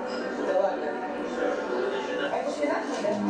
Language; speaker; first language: Russian; native; Russian